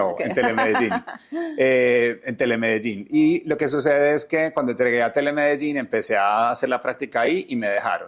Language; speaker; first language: Spanish; native; Spanish